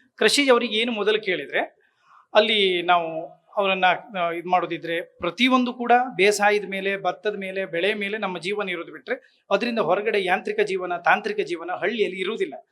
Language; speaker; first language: Kannada; native; Kannada